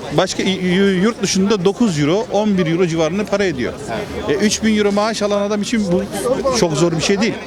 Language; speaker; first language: Turkish; native; Turkish